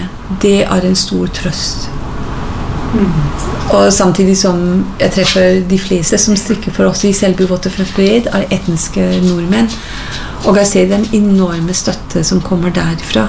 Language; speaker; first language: Norwegian; non-native, fluent; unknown